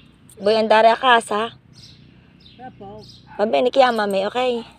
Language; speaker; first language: Italian; non-native, learner; Filipino